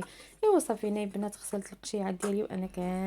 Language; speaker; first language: Arabic; native; Arabic